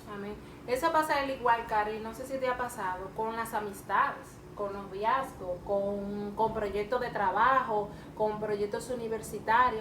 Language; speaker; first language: Spanish; native; Spanish